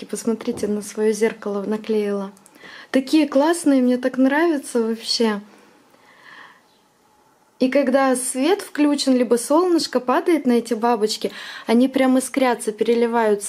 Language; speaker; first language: Russian; native; Russian